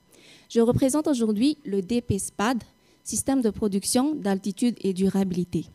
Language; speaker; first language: French; non-native, local second language; Malagasy